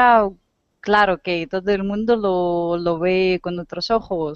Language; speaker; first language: Spanish; non-native, learner; Russian